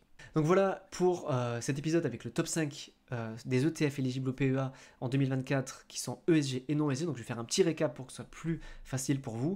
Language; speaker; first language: French; native; French